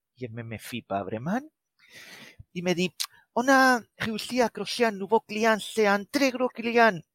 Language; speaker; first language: French; non-native, fluent; Spanish